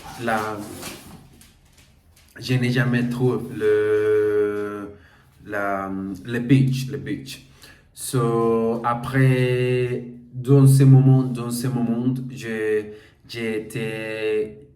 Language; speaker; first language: French; non-native, learner; Portuguese